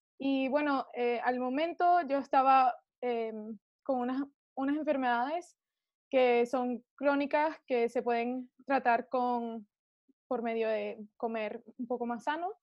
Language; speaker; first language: Spanish; early bilingual, heritage; Spanish